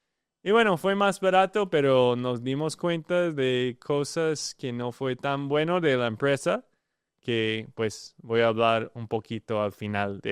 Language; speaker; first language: Spanish; non-native, learner; English